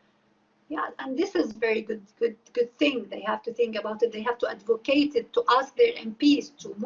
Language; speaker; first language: English; non-native, fluent; Arabic